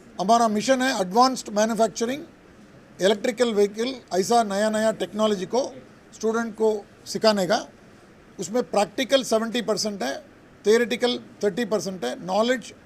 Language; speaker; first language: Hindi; non-native, local second language; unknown